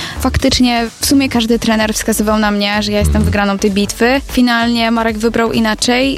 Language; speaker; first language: Polish; native; Polish